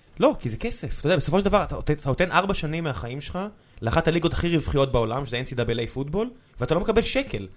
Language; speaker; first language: Hebrew; native; Hebrew